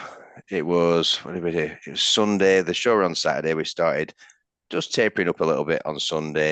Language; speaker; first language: English; native; English